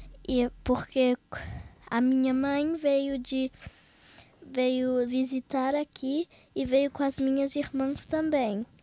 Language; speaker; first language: Portuguese; early bilingual, heritage; Portuguese